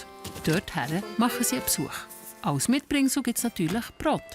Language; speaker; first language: German; native; German